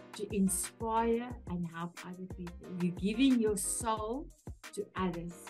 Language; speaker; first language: English; non-native, local second language; Afrikaans